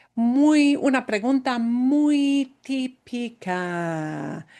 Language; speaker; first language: Spanish; non-native, fluent; English